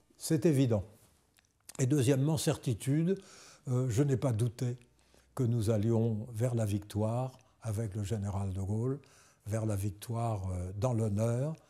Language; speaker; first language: French; native; French